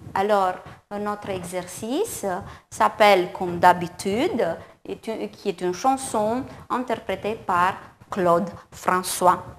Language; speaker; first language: French; non-native, fluent; Romanian